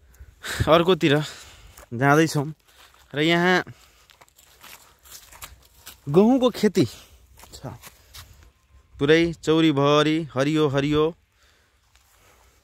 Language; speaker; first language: Nepali; non-native, local second language; Maithili